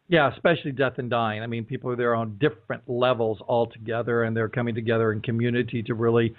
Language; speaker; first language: English; native; English